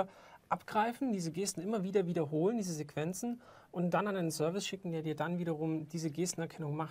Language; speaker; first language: German; native; German